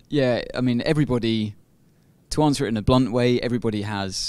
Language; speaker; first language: English; native; English